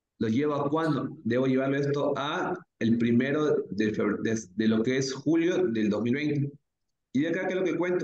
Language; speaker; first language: Spanish; native; Spanish